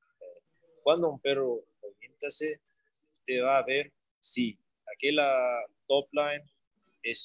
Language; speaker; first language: Spanish; non-native, learner; Portuguese